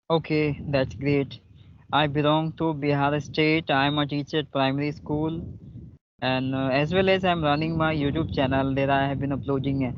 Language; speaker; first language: English; non-native, local second language; Hindi